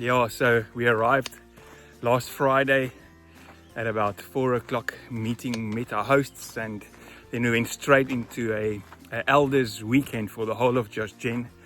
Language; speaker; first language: English; non-native, local second language; Afrikaans